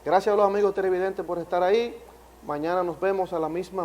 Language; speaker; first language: Spanish; native; Spanish